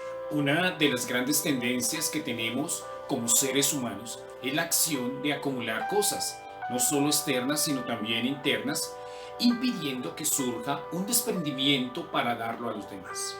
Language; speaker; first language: Spanish; native; Spanish